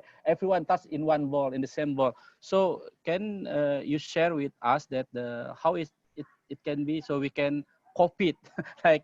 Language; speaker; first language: English; non-native, learner; Indonesian